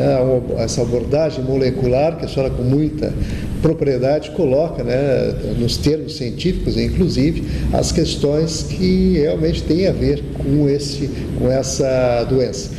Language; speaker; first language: Portuguese; native; Portuguese